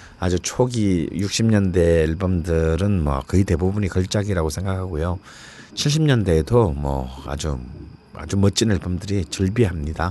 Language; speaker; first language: Korean; native; Korean